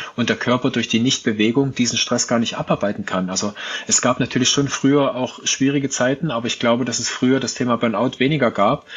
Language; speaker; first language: German; native; German